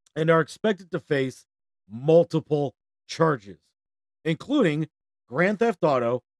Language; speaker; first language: English; native; English